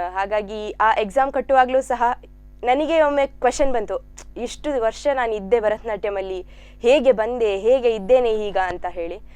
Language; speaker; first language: Kannada; non-native, local second language; Tulu